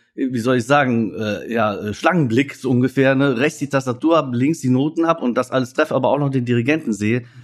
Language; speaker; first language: German; native; German